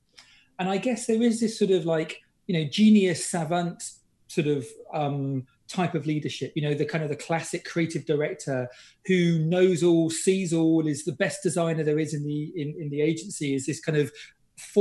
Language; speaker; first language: English; native; English